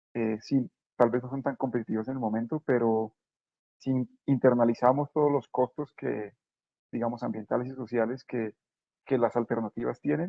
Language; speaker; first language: Spanish; native; Spanish